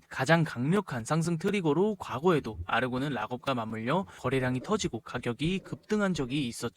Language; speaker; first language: Korean; native; Korean